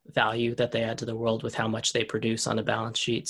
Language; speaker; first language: English; native; English